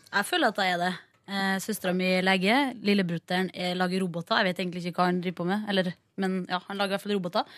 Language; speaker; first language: Norwegian; native; Norwegian